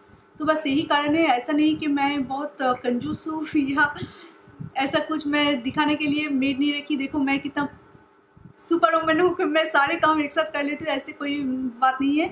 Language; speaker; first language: Hindi; non-native, local second language; Bangla